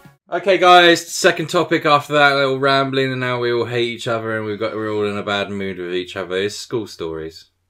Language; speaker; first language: English; native; English